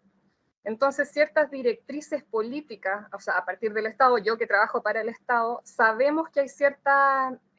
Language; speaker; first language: Spanish; native; Spanish